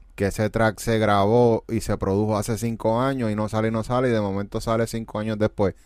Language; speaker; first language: Spanish; native; Spanish